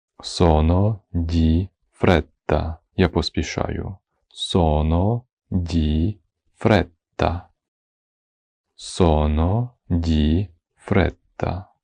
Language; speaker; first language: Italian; non-native, fluent; Ukrainian